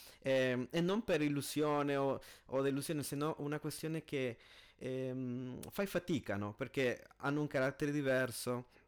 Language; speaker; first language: Italian; non-native, fluent; Spanish